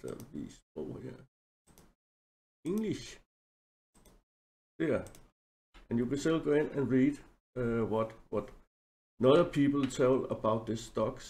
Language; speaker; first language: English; non-native, learner; Danish